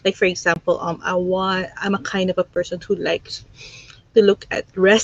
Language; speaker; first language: English; non-native, local second language; Filipino